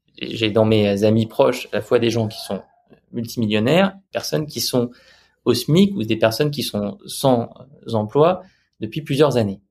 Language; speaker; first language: French; native; French